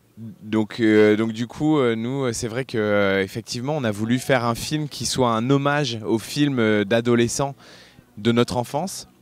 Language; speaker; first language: French; native; French